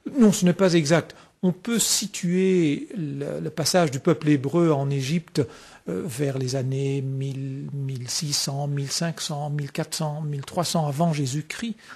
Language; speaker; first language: French; native; French